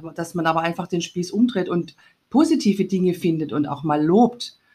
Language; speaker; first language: German; native; German